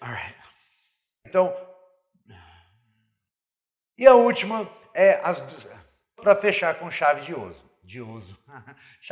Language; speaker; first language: Portuguese; non-native, fluent; English